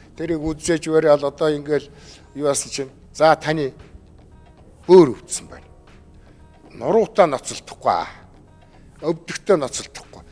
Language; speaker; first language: Mongolian; native; Mongolian